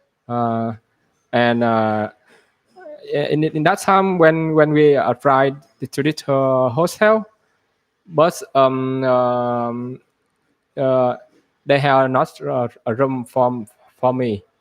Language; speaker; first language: English; non-native, learner; Vietnamese